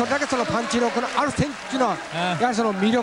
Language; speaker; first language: Japanese; native; Japanese